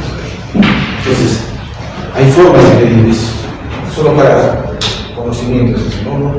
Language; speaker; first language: Spanish; native; Spanish